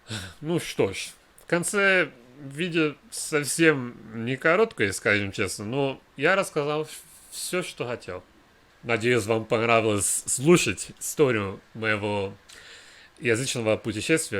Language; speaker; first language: Russian; non-native, learner; Portuguese